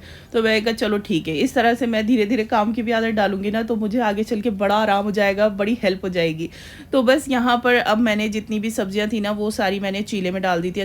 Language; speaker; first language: Hindi; native; Hindi